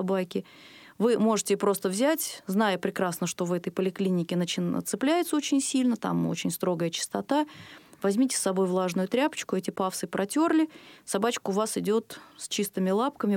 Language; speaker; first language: Russian; native; Russian